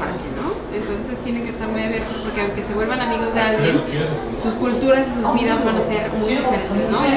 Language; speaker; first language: Spanish; native; Spanish